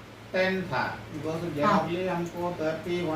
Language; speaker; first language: Hindi; non-native, local second language; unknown